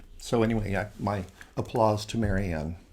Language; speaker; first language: English; native; English